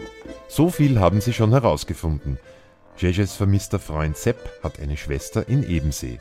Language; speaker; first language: German; native; German